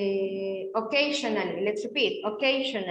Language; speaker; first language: English; non-native, fluent; Spanish